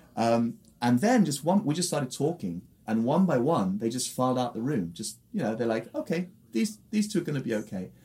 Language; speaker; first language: English; native; English